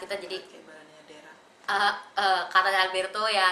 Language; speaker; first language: Indonesian; native; Indonesian